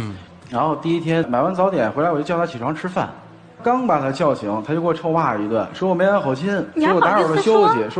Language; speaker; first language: Chinese; native; Chinese